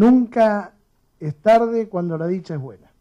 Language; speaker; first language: Spanish; native; Spanish